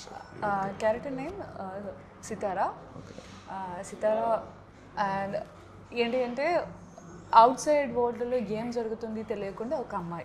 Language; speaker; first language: Telugu; non-native, learner; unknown